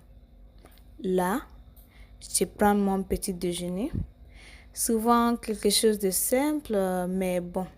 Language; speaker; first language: French; non-native, learner; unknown